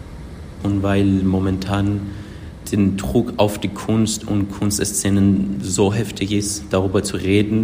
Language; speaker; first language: German; non-native, fluent; Persian